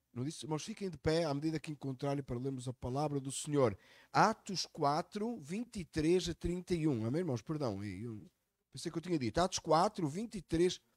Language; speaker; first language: Portuguese; native; Portuguese